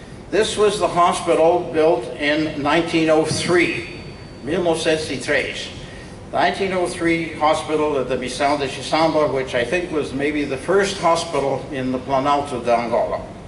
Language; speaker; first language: English; native; English